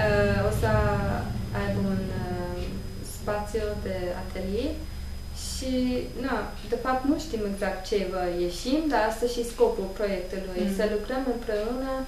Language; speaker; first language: Romanian; non-native, learner; English